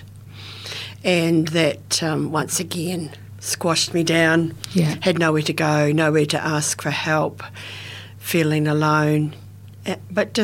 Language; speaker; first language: English; native; English